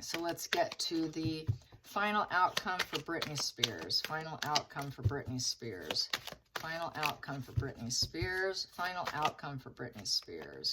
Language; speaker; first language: English; native; English